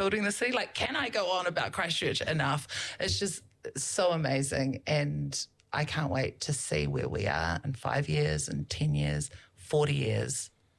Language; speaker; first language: English; native; English